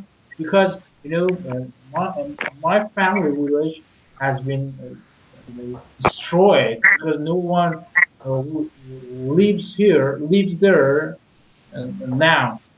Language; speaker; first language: English; non-native, learner; Persian